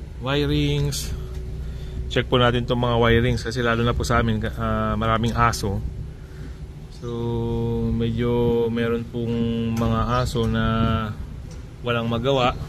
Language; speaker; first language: Filipino; non-native, local second language; Iloko